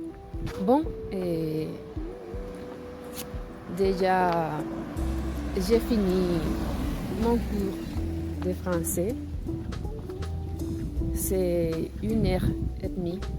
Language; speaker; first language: French; non-native, learner; Spanish